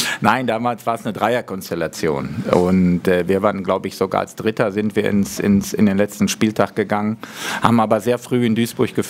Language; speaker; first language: German; native; German